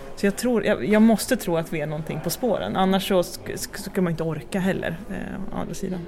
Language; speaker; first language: Swedish; native; Swedish